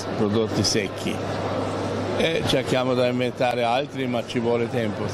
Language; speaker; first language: Italian; non-native, fluent; German